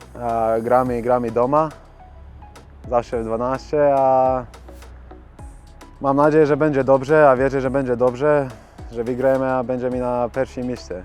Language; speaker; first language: Polish; non-native, learner; Bosnian